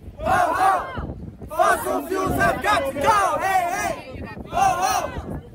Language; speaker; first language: English; native; English